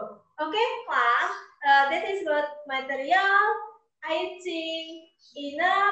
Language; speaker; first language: English; non-native, learner; Indonesian